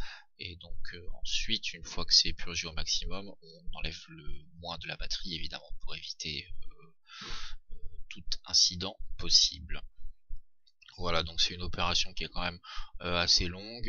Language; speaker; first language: French; native; French